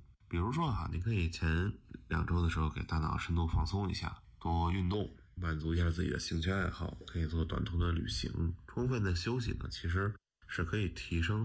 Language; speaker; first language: Chinese; native; Chinese